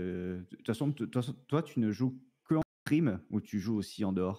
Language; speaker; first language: French; native; French